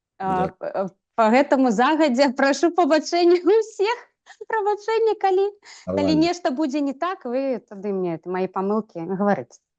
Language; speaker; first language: Belarusian; non-native, local second language; Russian